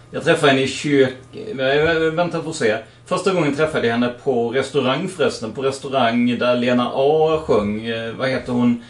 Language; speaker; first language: Swedish; native; Swedish